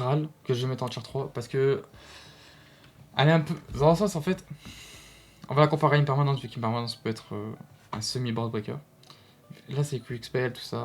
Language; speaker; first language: French; native; French